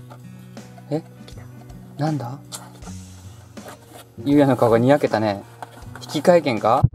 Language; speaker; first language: Japanese; native; Japanese